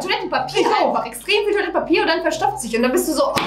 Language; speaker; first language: German; native; German